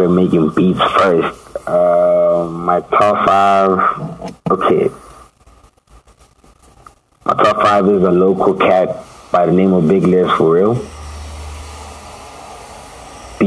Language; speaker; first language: English; non-native, local second language; Tswana